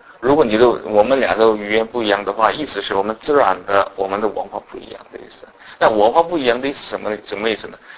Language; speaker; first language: Chinese; non-native, fluent; Korean